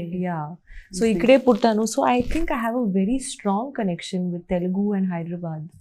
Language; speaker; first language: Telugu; non-native, learner; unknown